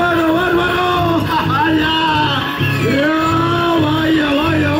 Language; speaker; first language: Spanish; native; Spanish